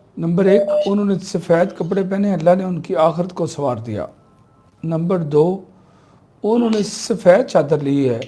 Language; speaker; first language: Urdu; native; Urdu